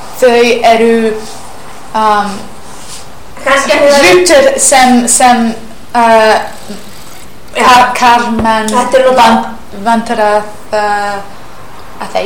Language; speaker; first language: Icelandic; non-native, learner; English